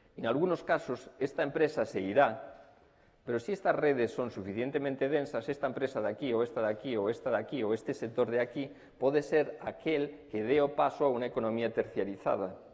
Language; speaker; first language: Spanish; non-native, local second language; Galician